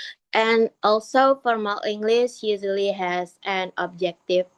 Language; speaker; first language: English; non-native, learner; Indonesian